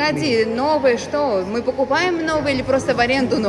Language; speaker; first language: Russian; native; Russian